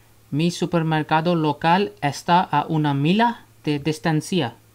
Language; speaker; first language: Spanish; non-native, learner; English